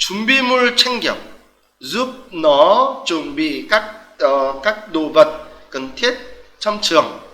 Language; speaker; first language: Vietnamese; non-native, fluent; Korean